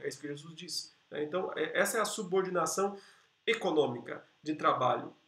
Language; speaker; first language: Portuguese; native; Portuguese